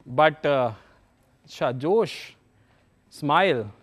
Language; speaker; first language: Hindi; native; Hindi